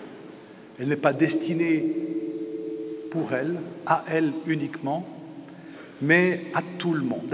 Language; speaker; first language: French; native; French